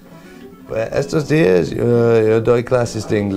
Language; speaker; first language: Spanish; non-native, learner; English